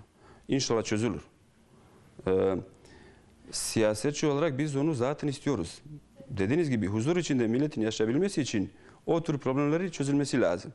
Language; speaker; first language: Turkish; non-native, fluent; Bosnian